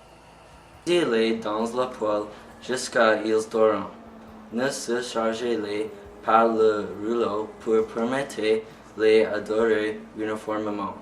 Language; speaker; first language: French; non-native, learner; English